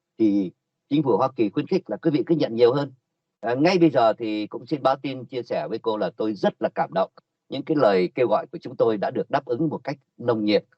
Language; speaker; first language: Vietnamese; native; Vietnamese